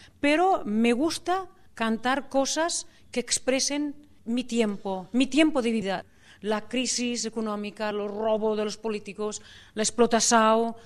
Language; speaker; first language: Spanish; non-native, local second language; Catalan